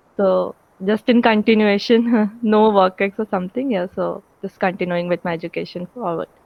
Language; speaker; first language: English; non-native, local second language; Hindi